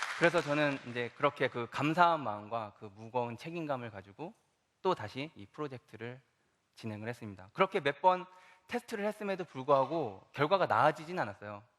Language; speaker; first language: Korean; native; Korean